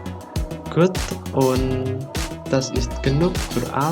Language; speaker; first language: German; non-native, learner; Indonesian